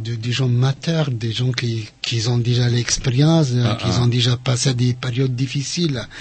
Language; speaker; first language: French; non-native, fluent; Arabic